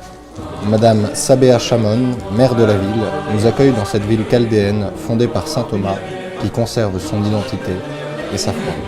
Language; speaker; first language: French; native; French